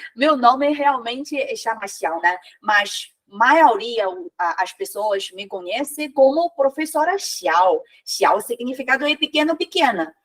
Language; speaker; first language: Portuguese; non-native, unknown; Chinese